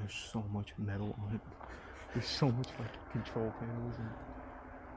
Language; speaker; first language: English; native; English